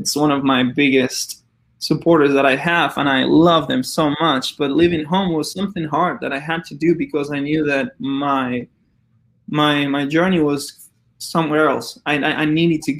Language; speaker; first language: English; non-native, fluent; Spanish